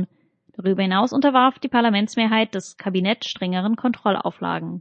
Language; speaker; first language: German; native; German